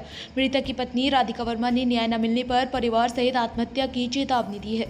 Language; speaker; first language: Hindi; native; Hindi